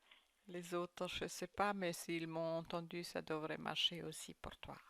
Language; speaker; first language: French; non-native, fluent; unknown